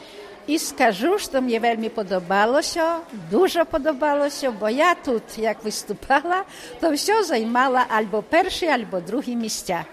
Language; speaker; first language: Ukrainian; native; Ukrainian